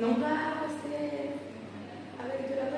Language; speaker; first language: French; non-native, fluent; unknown